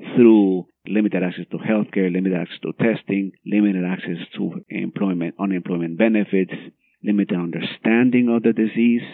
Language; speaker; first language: English; non-native, fluent; Spanish